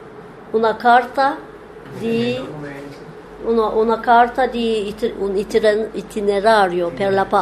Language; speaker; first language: Italian; non-native, fluent; Turkish